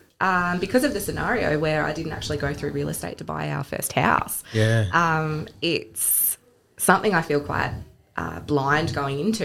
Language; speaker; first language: English; native; English